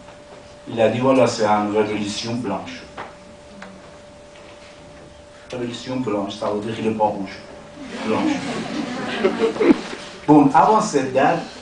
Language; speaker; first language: French; non-native, learner; Persian